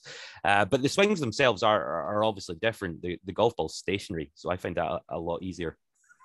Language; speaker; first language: English; native; English